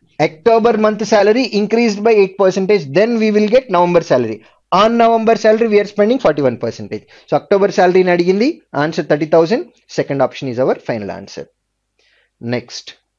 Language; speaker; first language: English; non-native, local second language; Telugu